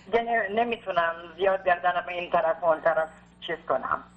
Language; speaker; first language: Persian; non-native, fluent; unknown